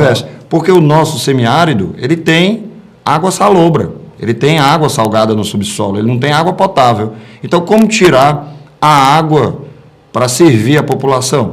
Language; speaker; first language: Portuguese; native; Portuguese